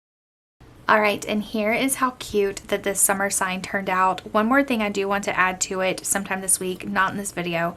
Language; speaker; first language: English; native; English